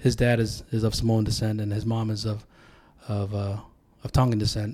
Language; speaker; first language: English; early bilingual, other home language; Tongan